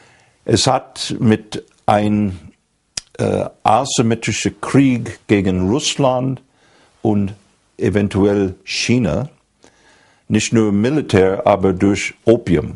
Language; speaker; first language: German; non-native, fluent; English